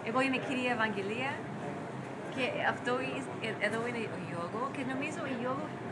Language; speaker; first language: Greek; non-native, learner; English